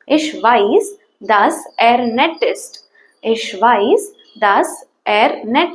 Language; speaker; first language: German; non-native, fluent; Tamil